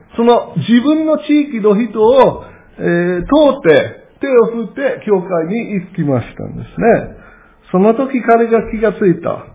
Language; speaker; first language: Japanese; non-native, fluent; English